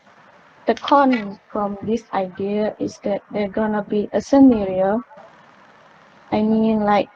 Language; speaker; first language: English; non-native, learner; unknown